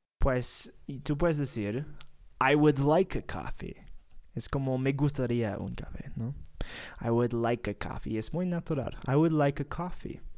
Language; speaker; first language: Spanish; non-native, fluent; English